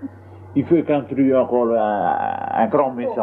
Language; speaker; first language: French; non-native, local second language; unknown